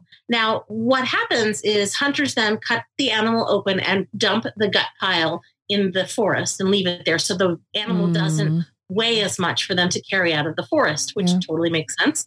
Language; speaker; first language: English; native; English